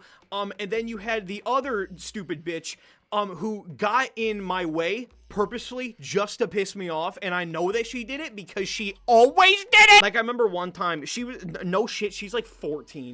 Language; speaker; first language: English; native; English